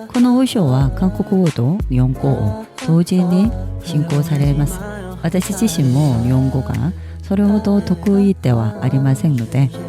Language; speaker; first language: Japanese; non-native, learner; Korean